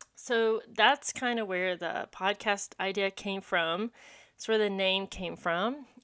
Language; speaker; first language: English; native; English